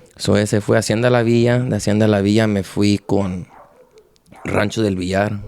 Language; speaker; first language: Spanish; early bilingual, heritage; Spanish